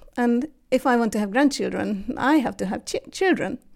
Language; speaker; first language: English; non-native, fluent; Hungarian